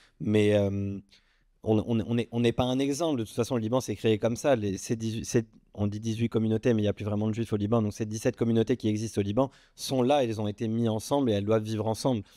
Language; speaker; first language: French; early bilingual, other home language; Arabic